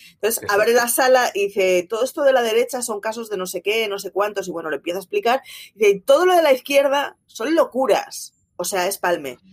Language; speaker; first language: Spanish; native; Spanish